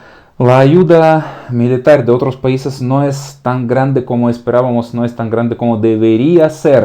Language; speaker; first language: Spanish; non-native, fluent; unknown